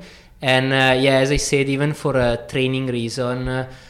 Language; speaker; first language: English; non-native, fluent; Italian